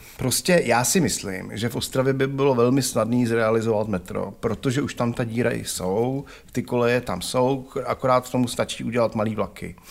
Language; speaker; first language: Czech; native; Czech